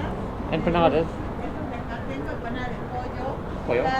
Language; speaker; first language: Spanish; non-native, learner; English